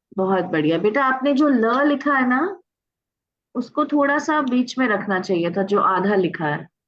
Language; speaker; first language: Hindi; native; Hindi